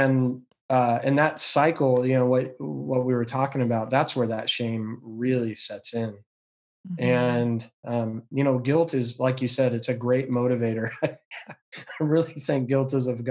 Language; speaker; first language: English; native; English